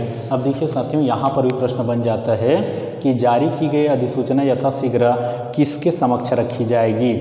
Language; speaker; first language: Hindi; native; Hindi